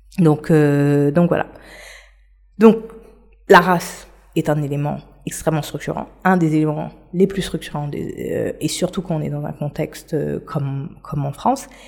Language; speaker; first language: French; non-native, local second language; Haitian Creole